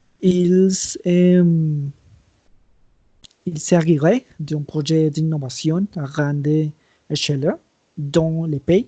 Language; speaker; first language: French; non-native, learner; Spanish